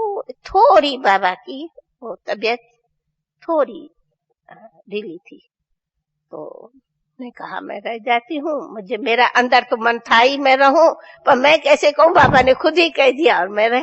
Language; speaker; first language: Hindi; non-native, local second language; Sindhi